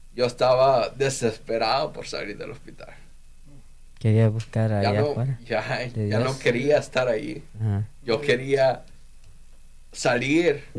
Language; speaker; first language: Spanish; native; Spanish